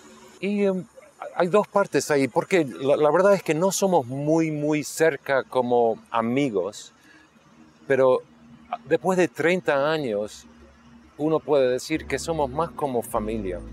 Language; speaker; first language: Spanish; non-native, local second language; English